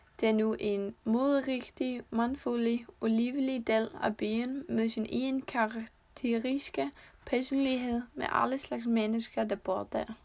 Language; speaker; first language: Danish; non-native, learner; Icelandic